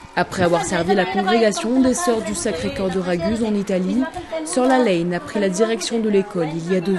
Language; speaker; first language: French; native; French